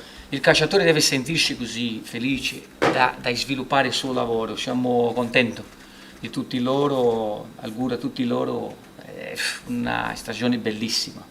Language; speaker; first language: Italian; non-native, fluent; Portuguese